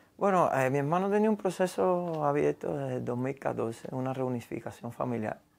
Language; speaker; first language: Spanish; native; Spanish